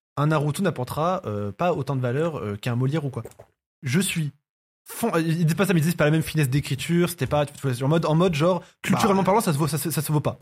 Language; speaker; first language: French; native; French